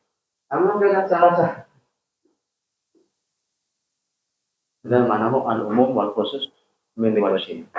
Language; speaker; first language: Arabic; non-native, fluent; Indonesian